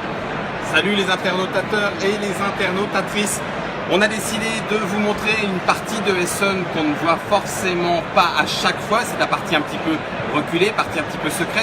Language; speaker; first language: French; native; French